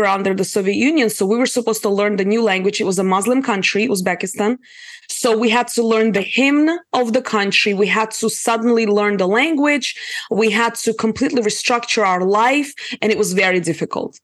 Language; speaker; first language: English; early bilingual, other home language; Russian